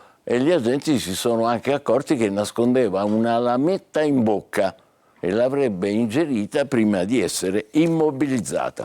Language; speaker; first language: Italian; native; Italian